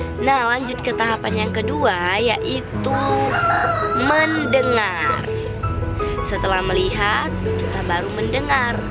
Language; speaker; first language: Indonesian; native; Indonesian